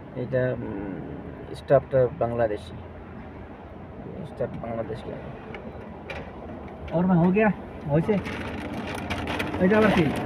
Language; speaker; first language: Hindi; non-native, learner; Bangla